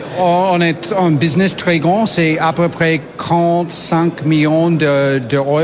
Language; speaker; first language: French; non-native, learner; English